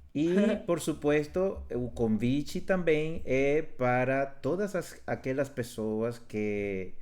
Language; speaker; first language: Portuguese; non-native, fluent; Spanish